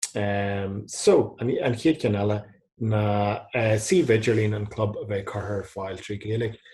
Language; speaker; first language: Irish; non-native, local second language; English